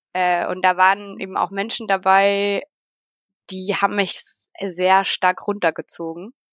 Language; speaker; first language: German; native; German